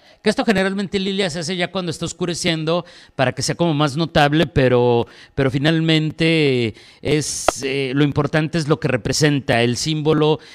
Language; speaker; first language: Spanish; native; Spanish